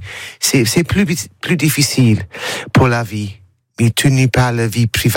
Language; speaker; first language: French; non-native, learner; English